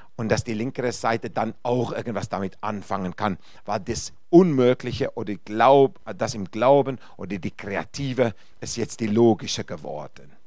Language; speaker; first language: German; non-native, fluent; Afrikaans